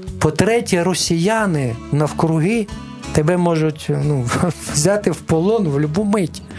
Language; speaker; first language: Ukrainian; non-native, local second language; Russian